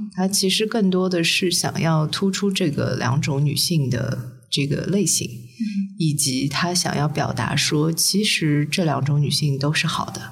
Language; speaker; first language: Chinese; native; Chinese